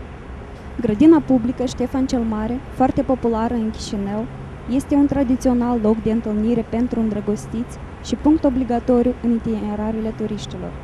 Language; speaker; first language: Romanian; native; Romanian